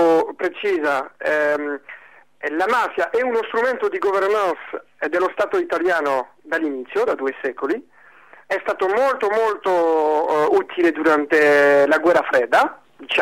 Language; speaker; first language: Italian; non-native, fluent; French